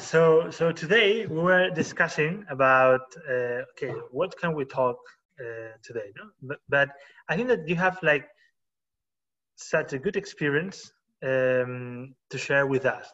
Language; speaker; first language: English; non-native, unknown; Spanish